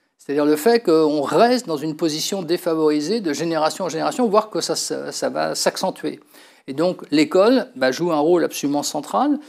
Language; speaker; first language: French; native; French